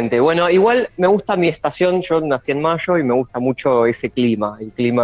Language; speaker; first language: Spanish; native; Spanish